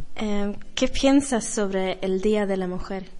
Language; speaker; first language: Spanish; non-native, fluent; Swedish